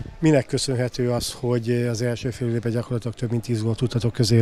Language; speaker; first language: Hungarian; native; Hungarian